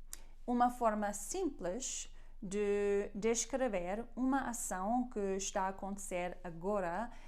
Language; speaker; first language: Portuguese; non-native, learner; German